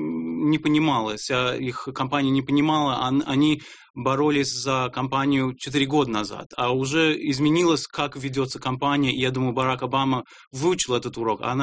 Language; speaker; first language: Russian; non-native, fluent; English